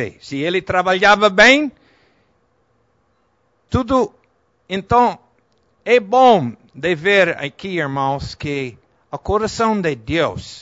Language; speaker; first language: Portuguese; non-native, fluent; Spanish